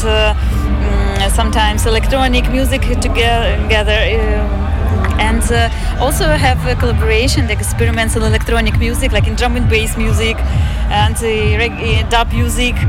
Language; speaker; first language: English; non-native, fluent; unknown